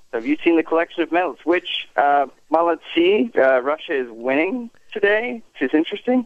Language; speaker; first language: English; native; English